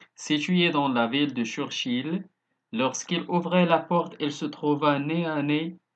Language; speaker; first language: French; non-native, local second language; Arabic